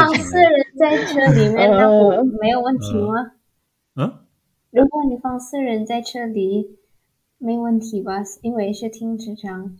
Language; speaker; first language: Chinese; non-native, learner; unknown